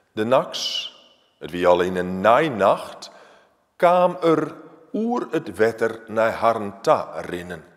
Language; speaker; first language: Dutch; non-native, local second language; Western Frisian